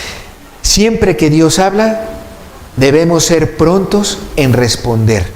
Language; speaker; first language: Spanish; native; Spanish